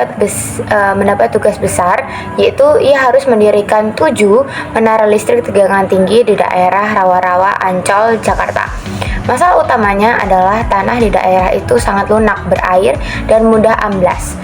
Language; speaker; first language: Indonesian; native; Indonesian